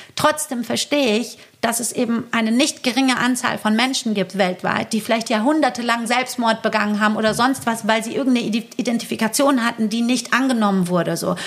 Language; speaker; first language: German; early bilingual, other home language; Persian